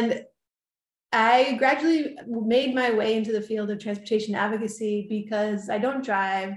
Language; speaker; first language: English; native; English